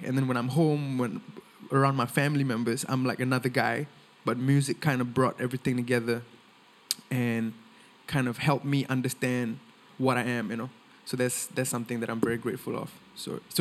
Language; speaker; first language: English; non-native, local second language; Tamil